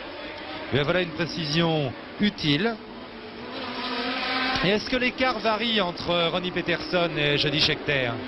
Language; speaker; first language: French; native; French